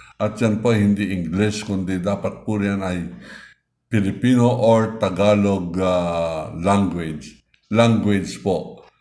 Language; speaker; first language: Filipino; non-native, local second language; Iloko